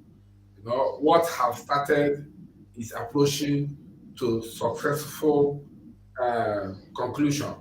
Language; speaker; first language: English; non-native, local second language; Igbo